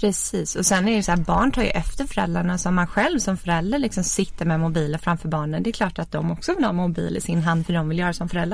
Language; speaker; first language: Swedish; native; Swedish